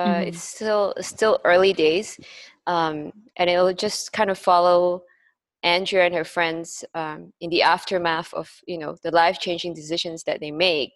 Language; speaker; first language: English; non-native, local second language; Cantonese